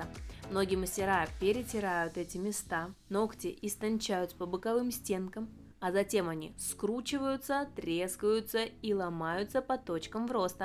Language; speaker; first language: Russian; native; Russian